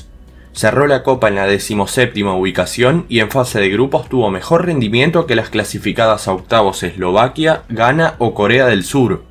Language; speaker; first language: Spanish; native; Spanish